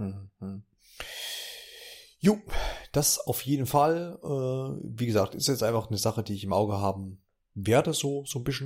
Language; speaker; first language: German; native; German